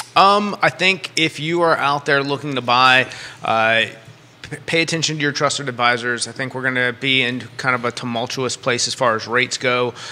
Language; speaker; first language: English; native; English